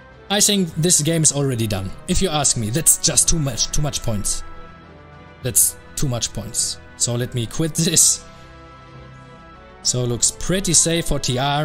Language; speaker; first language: English; non-native, fluent; German